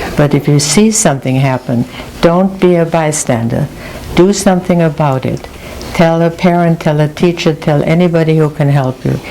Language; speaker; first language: English; early bilingual, other home language; German